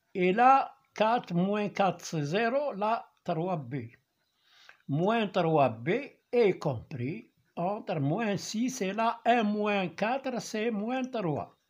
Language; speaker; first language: French; non-native, local second language; Arabic